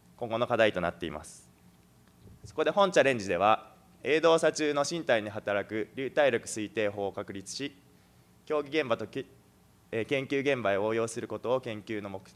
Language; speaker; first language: Japanese; native; Japanese